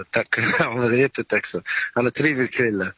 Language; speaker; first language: Swedish; non-native, learner; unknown